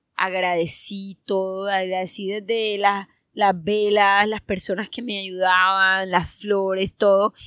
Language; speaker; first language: Spanish; native; Spanish